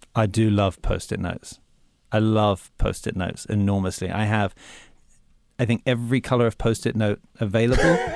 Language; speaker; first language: English; native; English